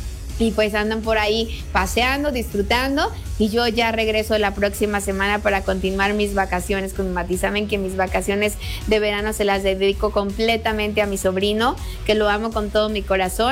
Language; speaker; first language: Spanish; native; Spanish